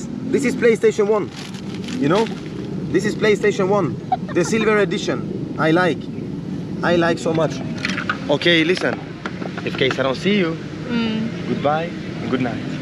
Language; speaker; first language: English; non-native, learner; Portuguese